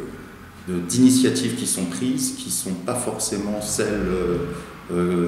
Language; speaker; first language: French; native; French